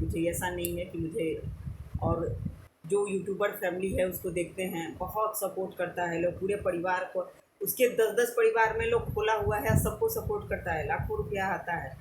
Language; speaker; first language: Hindi; native; Hindi